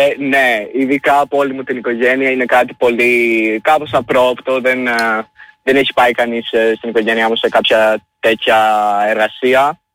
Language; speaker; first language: Greek; early bilingual, other home language; Albanian